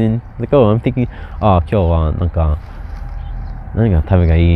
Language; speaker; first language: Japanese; non-native, learner; English